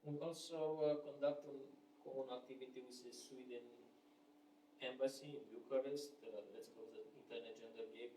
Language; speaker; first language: English; non-native, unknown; Romanian